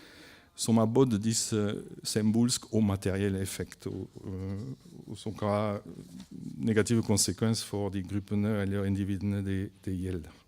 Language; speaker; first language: Norwegian; non-native, fluent; French